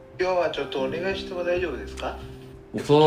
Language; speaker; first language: Japanese; non-native, learner; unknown